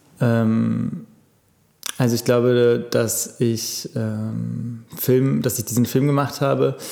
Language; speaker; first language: German; native; German